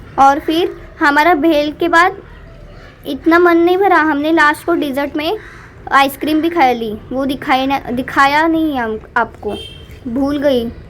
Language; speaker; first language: Hindi; non-native, local second language; Marathi